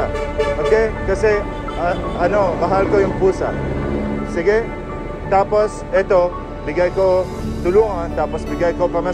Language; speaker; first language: Filipino; non-native, learner; Arabic